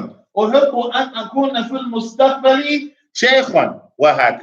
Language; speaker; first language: Arabic; non-native, fluent; English